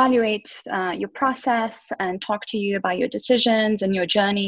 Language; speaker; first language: English; early bilingual, other home language; French